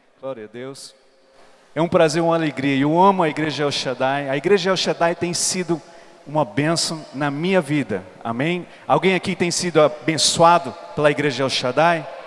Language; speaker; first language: Portuguese; non-native, fluent; English